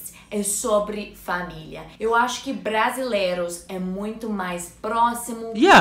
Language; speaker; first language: Portuguese; non-native, learner; English